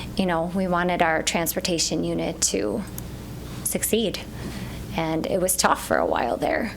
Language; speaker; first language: English; native; English